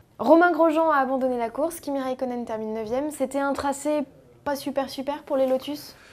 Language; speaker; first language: French; native; French